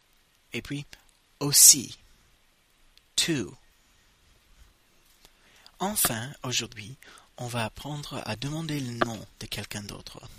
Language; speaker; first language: French; non-native, fluent; English